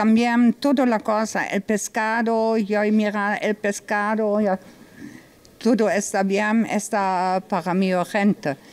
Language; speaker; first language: Spanish; non-native, learner; German